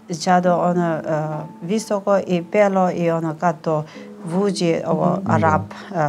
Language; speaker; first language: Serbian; non-native, learner; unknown